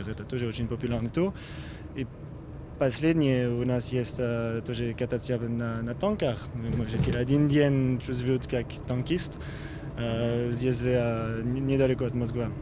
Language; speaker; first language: Russian; non-native, learner; French